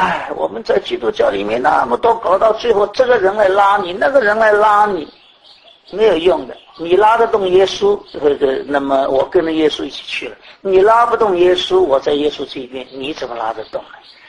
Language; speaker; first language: Chinese; native; Chinese